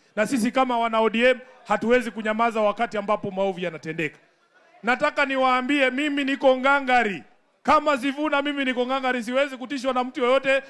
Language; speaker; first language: Swahili; non-native, local second language; Luyia